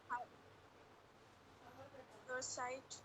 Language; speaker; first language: English; non-native, learner; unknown